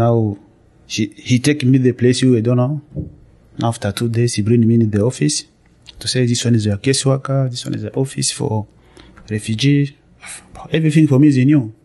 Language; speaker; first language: English; non-native, learner; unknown